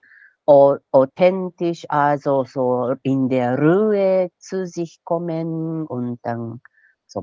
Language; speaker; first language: German; non-native, fluent; Japanese